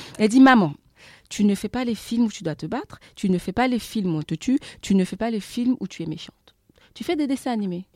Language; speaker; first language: French; early bilingual, other home language; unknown